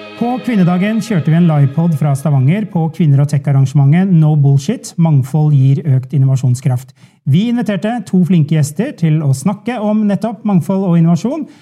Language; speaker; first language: Norwegian; native; Norwegian